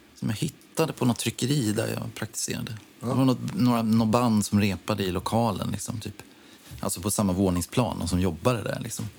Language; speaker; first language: Swedish; native; Swedish